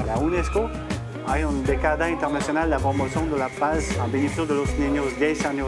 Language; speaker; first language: Portuguese; non-native, learner; French